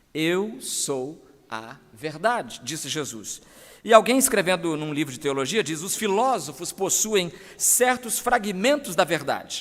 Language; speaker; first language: Portuguese; native; Portuguese